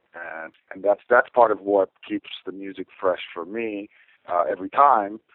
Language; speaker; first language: English; native; English